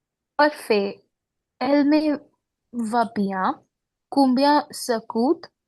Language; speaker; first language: French; non-native, learner; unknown